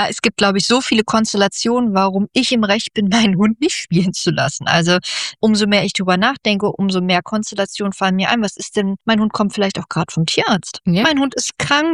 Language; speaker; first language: German; native; German